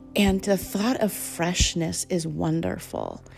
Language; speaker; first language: English; native; English